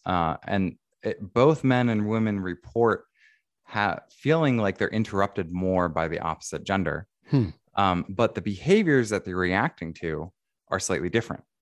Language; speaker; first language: English; native; English